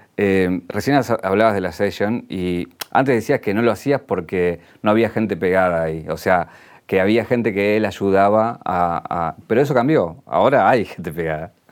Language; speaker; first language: Spanish; native; Spanish